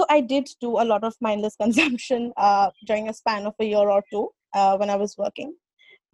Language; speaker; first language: English; non-native, local second language; Bangla